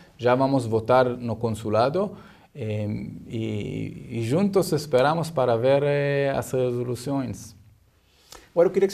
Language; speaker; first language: Portuguese; non-native, learner; Hebrew